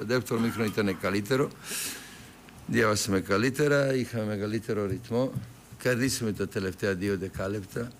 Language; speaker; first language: Greek; non-native, fluent; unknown